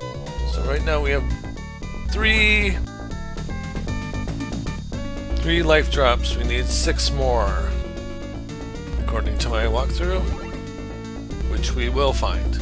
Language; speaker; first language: English; native; English